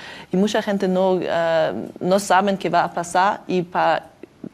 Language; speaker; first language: Spanish; non-native, learner; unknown